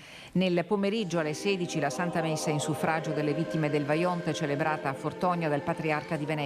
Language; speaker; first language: Italian; native; Italian